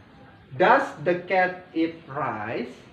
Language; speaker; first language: English; non-native, learner; Indonesian